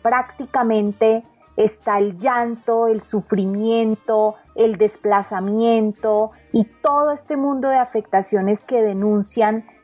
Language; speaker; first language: Spanish; native; Spanish